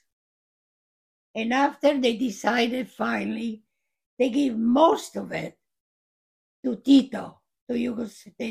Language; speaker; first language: English; non-native, fluent; Italian